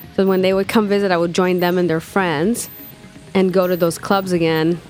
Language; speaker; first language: English; non-native, fluent; Hebrew